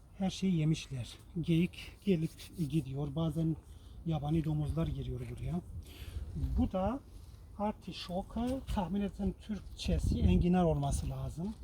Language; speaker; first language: Turkish; non-native, local second language; Kurdish